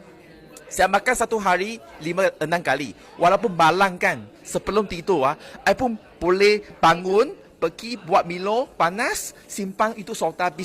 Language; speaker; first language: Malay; non-native, local second language; Chinese